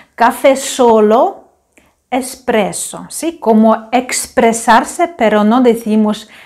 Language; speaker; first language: Spanish; non-native, fluent; Ukrainian